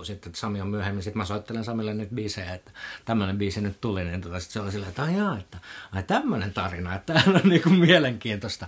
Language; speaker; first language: Finnish; native; Finnish